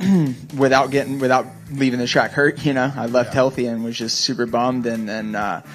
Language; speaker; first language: English; native; English